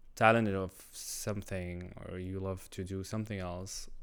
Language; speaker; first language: English; non-native, learner; Arabic